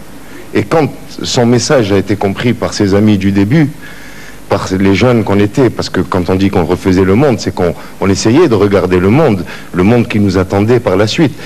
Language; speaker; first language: French; native; French